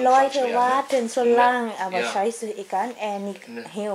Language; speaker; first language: German; non-native, learner; Thai